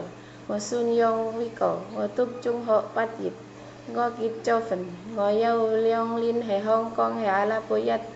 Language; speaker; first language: Cantonese; non-native, learner; Indonesian